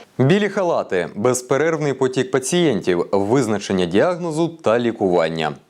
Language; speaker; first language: Ukrainian; native; Ukrainian